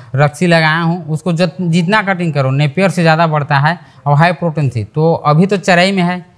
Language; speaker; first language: Hindi; native; Hindi